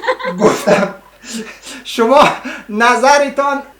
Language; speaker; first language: Persian; native; Persian